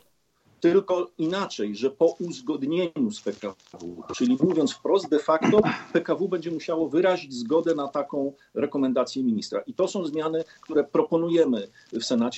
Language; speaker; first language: Polish; native; Polish